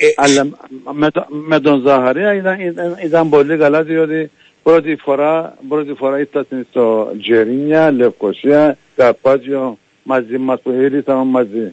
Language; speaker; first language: Greek; non-native, local second language; Turkish